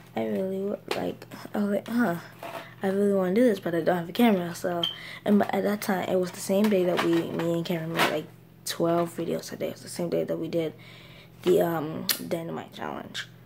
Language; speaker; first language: English; native; English